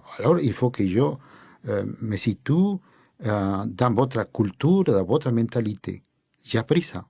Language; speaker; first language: French; non-native, fluent; Spanish